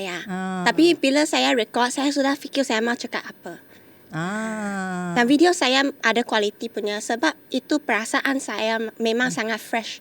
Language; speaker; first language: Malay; non-native, local second language; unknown